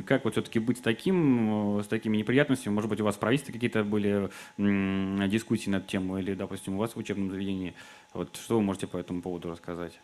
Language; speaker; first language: Russian; native; Russian